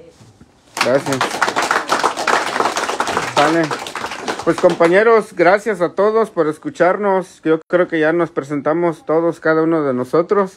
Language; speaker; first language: Spanish; native; Spanish